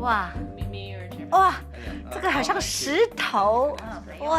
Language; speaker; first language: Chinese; early bilingual, heritage; Chinese